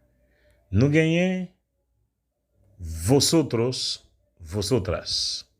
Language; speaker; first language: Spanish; non-native, learner; Haitian Creole